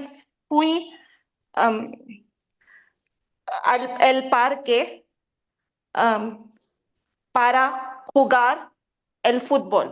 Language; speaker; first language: Spanish; non-native, learner; Urdu